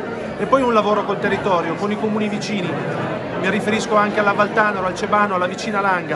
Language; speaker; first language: Italian; native; Italian